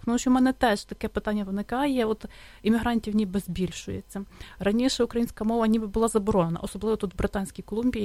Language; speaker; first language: Ukrainian; native; Ukrainian